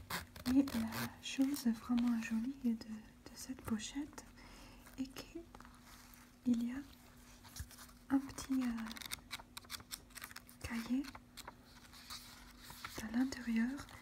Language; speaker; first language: French; non-native, fluent; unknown